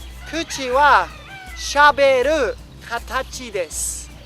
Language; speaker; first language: Japanese; non-native, learner; English